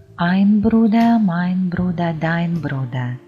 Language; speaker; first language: German; non-native, fluent; Ukrainian